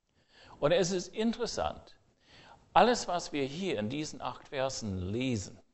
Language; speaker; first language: German; non-native, fluent; English